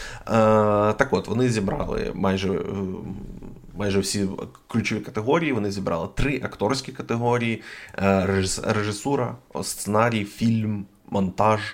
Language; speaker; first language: Ukrainian; non-native, local second language; Russian